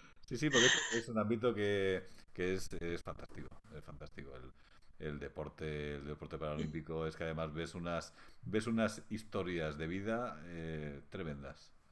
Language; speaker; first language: Spanish; native; Spanish